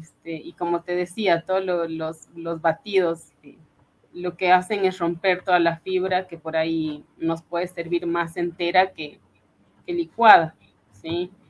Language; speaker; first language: Spanish; native; Spanish